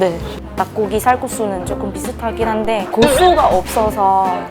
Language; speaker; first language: Korean; non-native, fluent; Vietnamese